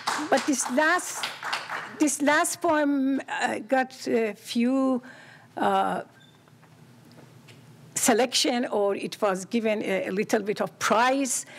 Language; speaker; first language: English; non-native, fluent; Persian